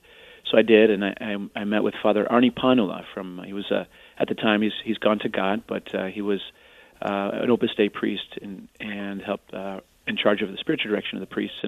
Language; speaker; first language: English; native; English